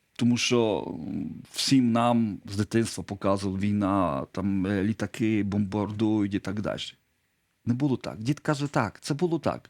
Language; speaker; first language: Ukrainian; non-native, local second language; Polish